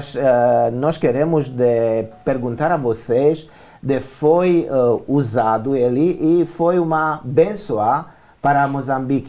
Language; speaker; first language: Portuguese; non-native, learner; Romanian